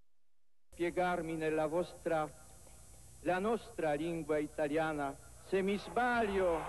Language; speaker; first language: Italian; non-native, fluent; Polish